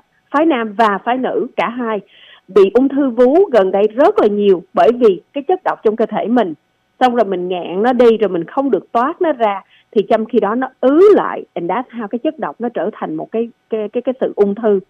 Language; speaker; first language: Vietnamese; native; Vietnamese